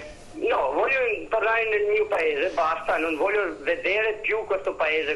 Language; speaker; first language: Italian; non-native, fluent; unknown